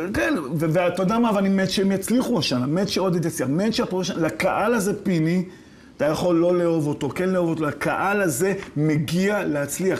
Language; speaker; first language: Hebrew; native; Hebrew